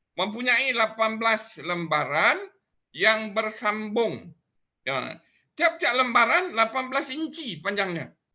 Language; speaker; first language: Malay; native; Malay